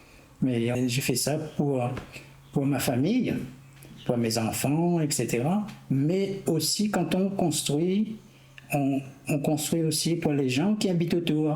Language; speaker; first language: French; non-native, local second language; Réunion Creole French